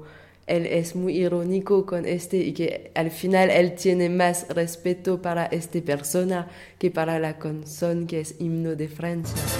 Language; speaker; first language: Spanish; non-native, learner; French